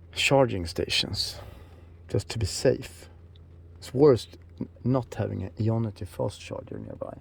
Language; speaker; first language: English; non-native, fluent; Swedish